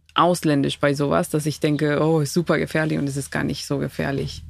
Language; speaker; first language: German; non-native, fluent; Spanish